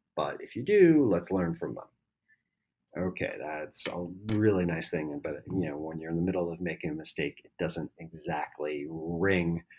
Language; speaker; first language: English; native; English